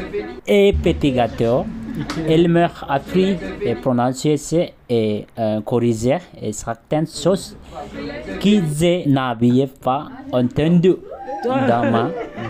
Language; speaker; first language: French; non-native, learner; Bangla